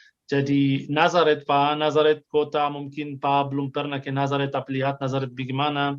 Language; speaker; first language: Indonesian; non-native, fluent; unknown